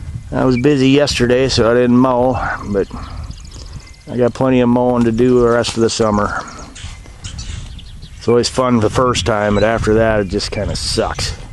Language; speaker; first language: English; native; English